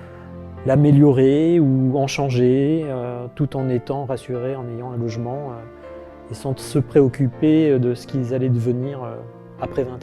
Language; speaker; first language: French; native; French